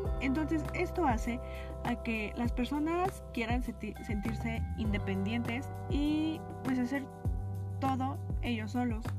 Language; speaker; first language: Spanish; native; Spanish